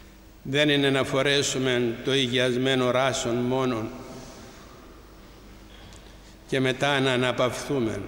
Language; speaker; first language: Greek; native; Greek